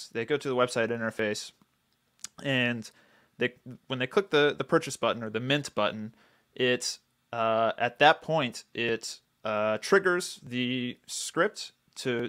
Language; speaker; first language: English; native; English